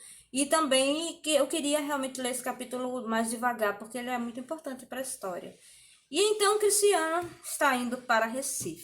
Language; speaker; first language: Portuguese; native; Portuguese